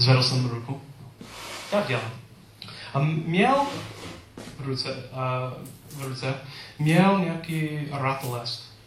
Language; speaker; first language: Czech; non-native, learner; English